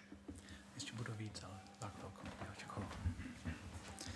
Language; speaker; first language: Czech; non-native, fluent; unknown